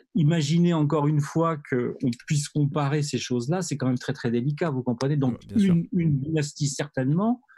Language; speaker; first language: French; native; French